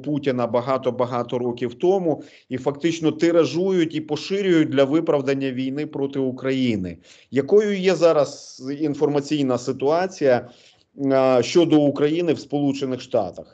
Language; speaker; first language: Ukrainian; native; Ukrainian